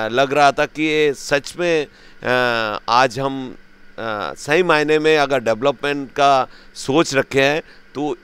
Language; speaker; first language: Hindi; native; Hindi